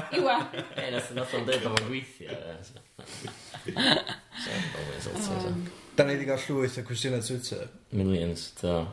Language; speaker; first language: Welsh; native; Welsh